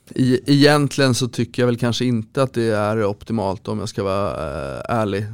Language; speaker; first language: Swedish; native; Swedish